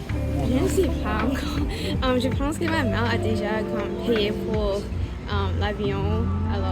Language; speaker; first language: French; non-native, learner; English